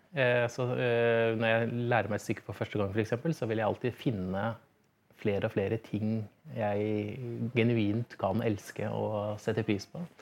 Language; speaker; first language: Norwegian; native; Norwegian